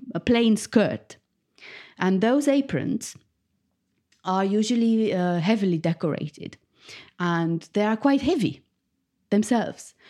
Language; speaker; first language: English; non-native, fluent; Romanian